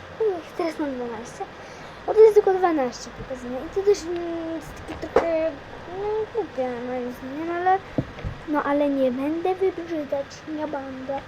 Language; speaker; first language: Polish; native; Polish